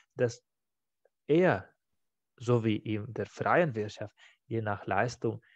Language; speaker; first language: German; non-native, fluent; Spanish